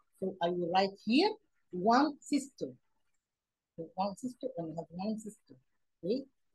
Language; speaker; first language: English; non-native, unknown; Arabic